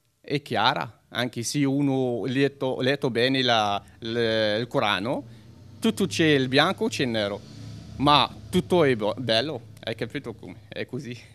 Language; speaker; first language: Italian; non-native, learner; Arabic